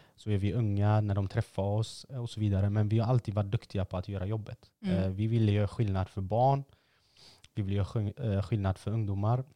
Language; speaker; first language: Swedish; early bilingual, other home language; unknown